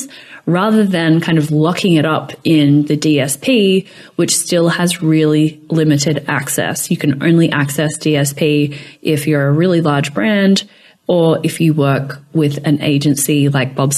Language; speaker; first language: English; native; English